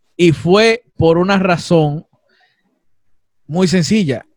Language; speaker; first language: Spanish; native; Spanish